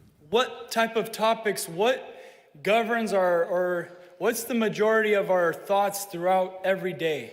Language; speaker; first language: English; native; English